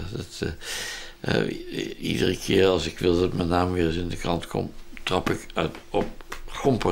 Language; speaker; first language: Dutch; native; Dutch